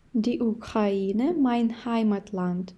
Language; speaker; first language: German; non-native, fluent; Ukrainian